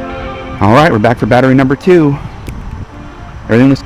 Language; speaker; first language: English; native; English